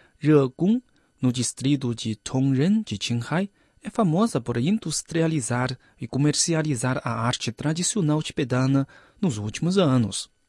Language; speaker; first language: Portuguese; non-native, fluent; Chinese